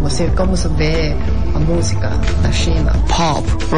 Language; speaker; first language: Portuguese; non-native, fluent; Chinese